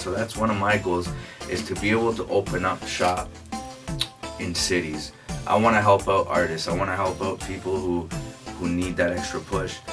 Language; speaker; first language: English; early bilingual, other home language; Spanish